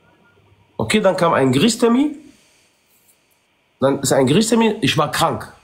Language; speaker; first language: German; early bilingual, other home language; Arabic